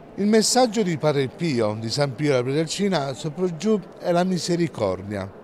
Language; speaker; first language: Italian; native; Italian